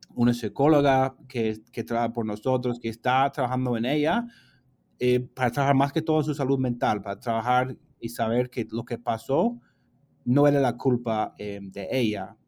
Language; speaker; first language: Spanish; non-native, fluent; English